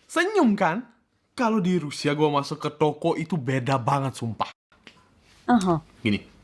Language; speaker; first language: Indonesian; early bilingual, other home language; Russian